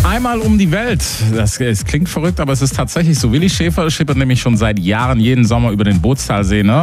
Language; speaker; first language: German; native; German